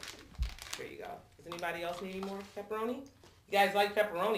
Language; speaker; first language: English; native; English